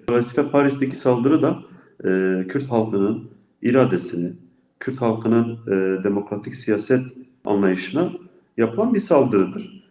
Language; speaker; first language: Turkish; non-native, local second language; Kurdish